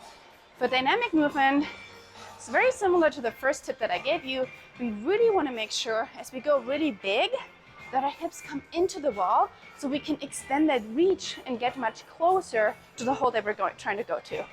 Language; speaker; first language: English; native; English